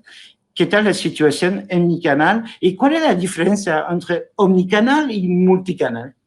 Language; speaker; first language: Spanish; non-native, fluent; French